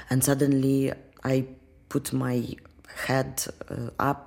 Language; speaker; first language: English; non-native, fluent; Russian